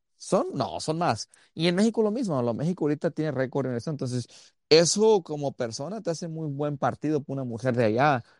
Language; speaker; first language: Spanish; early bilingual, heritage; Spanish